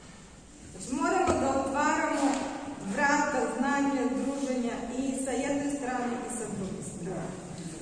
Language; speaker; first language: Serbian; non-native, fluent; Russian